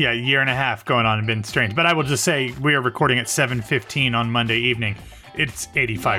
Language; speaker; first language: English; native; English